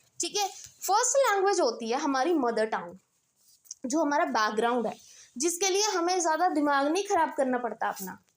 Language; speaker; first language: Hindi; non-native, local second language; Punjabi